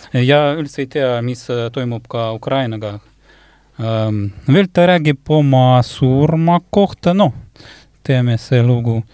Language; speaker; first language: Estonian; non-native, local second language; Russian